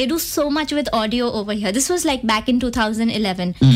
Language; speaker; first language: English; non-native, local second language; Hindi